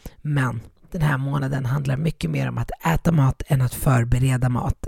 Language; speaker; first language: Swedish; early bilingual, other home language; Arabic